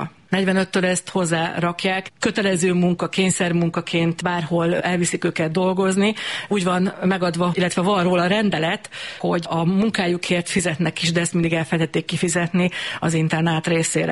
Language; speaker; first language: Hungarian; native; Hungarian